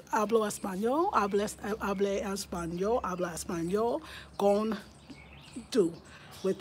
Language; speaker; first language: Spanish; non-native, learner; English